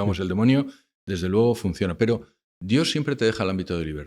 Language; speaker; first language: Spanish; native; Spanish